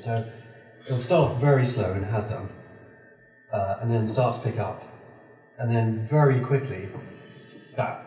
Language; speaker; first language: English; native; English